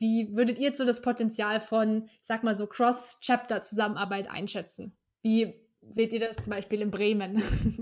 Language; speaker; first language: German; native; German